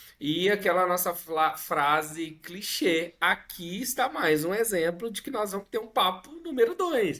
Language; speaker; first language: Portuguese; native; Portuguese